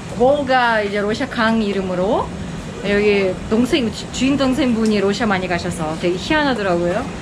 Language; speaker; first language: Korean; non-native, fluent; Russian